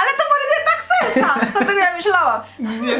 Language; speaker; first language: Polish; non-native, learner; Korean